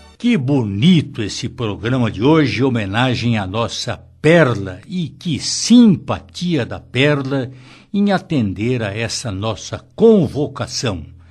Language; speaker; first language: Portuguese; native; Portuguese